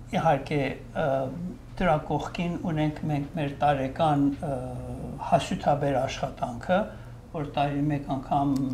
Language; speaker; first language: Armenian; native; Armenian